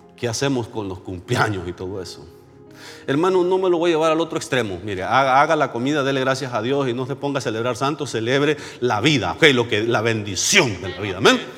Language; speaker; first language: Spanish; native; Spanish